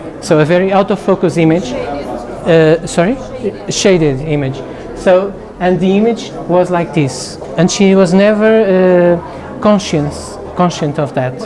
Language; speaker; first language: English; non-native, fluent; Portuguese